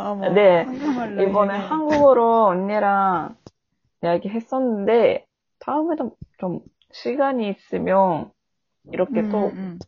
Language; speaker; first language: Korean; non-native, learner; Japanese